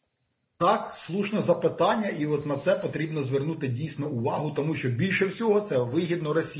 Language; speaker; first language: Ukrainian; native; Ukrainian